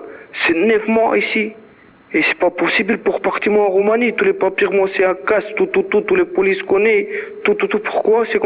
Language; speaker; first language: French; non-native, learner; Romanian